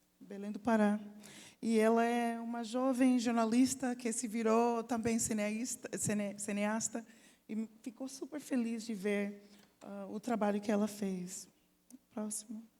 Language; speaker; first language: Portuguese; non-native, fluent; English